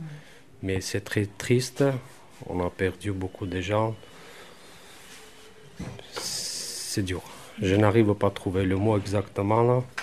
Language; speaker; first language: French; non-native, fluent; Armenian